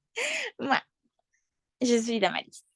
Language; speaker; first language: French; non-native, learner; Spanish